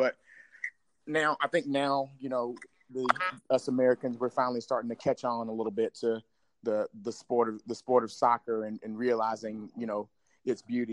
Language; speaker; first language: English; native; English